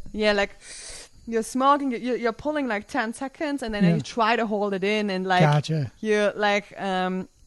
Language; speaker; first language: English; non-native, fluent; German